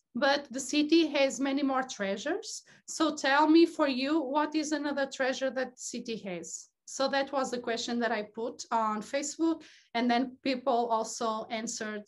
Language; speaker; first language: English; non-native, fluent; Portuguese